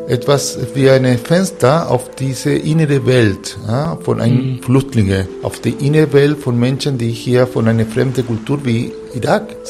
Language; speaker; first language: German; non-native, fluent; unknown